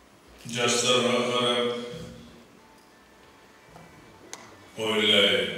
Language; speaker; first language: Kazakh; non-native, local second language; Russian